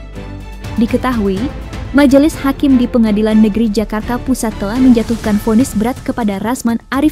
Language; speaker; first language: Indonesian; native; Indonesian